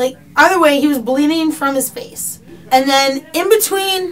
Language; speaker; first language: English; native; English